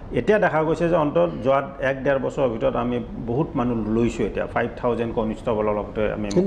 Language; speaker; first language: Assamese; native; Assamese